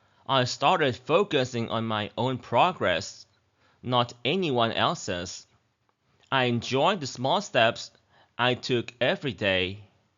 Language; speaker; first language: English; non-native, fluent; Thai